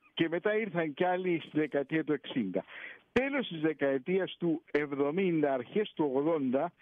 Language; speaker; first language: Greek; early bilingual, heritage; Greek